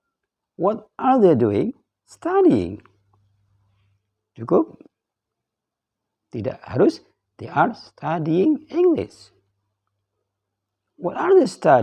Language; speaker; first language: English; non-native, fluent; Indonesian